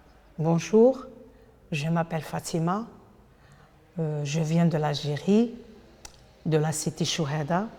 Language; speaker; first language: French; non-native, local second language; Arabic